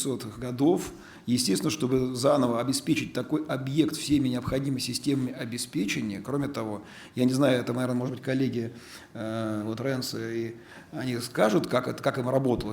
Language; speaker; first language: Russian; native; Russian